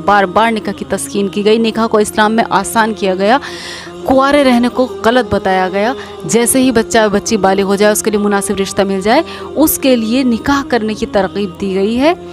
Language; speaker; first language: Urdu; native; Urdu